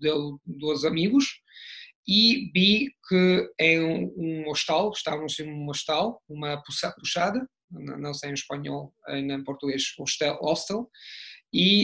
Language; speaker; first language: Portuguese; non-native, fluent; Italian